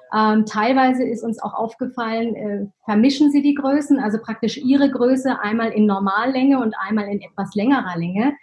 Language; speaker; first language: German; early bilingual, other home language; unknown